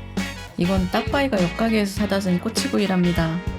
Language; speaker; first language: Korean; native; Korean